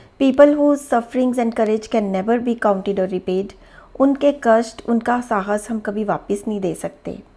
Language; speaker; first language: Hindi; native; Hindi